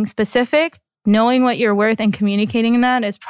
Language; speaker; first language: English; native; English